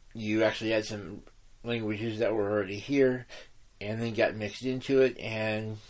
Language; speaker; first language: English; native; English